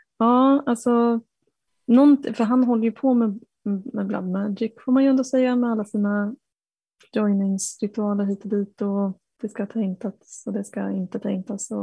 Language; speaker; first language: Swedish; native; Swedish